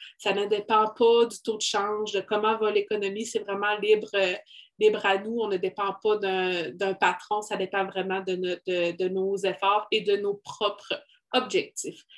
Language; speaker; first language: French; native; French